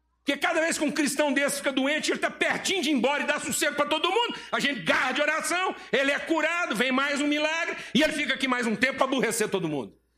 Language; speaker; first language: Portuguese; native; Portuguese